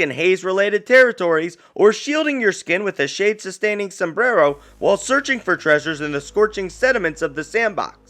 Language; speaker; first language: English; native; English